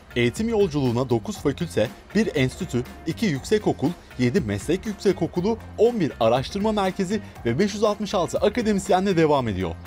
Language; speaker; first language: Turkish; native; Turkish